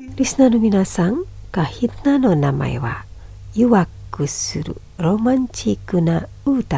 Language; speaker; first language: Japanese; non-native, fluent; Indonesian